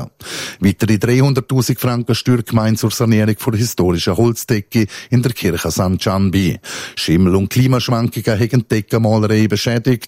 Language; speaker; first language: German; native; German